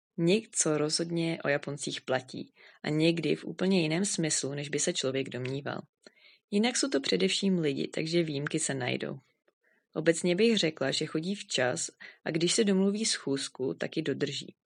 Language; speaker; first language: Czech; native; Czech